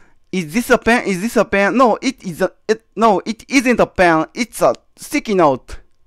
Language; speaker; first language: English; non-native, learner; Japanese